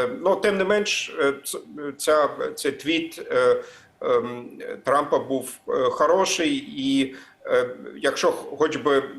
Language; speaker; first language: Ukrainian; non-native, fluent; German